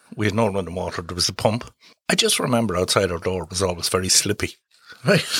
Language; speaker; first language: English; native; English